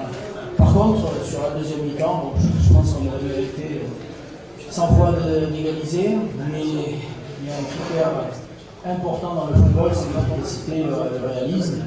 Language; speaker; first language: French; native; French